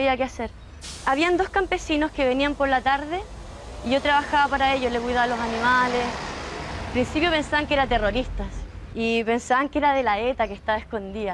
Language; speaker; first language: Spanish; native; Spanish